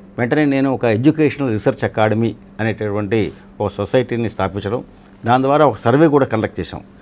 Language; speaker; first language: Telugu; non-native, local second language; Malayalam